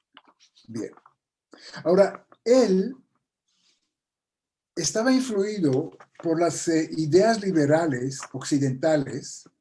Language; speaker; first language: Spanish; non-native, fluent; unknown